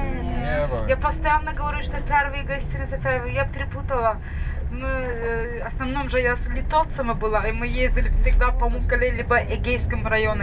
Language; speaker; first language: Russian; non-native, fluent; Turkish